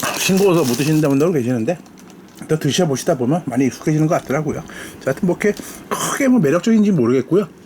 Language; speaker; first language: Korean; native; Korean